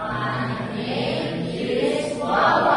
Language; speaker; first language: English; non-native, fluent; Indonesian